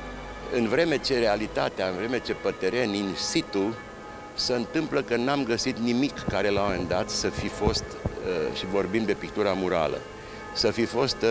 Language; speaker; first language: Romanian; native; Romanian